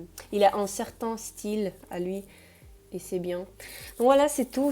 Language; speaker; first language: French; non-native, fluent; Spanish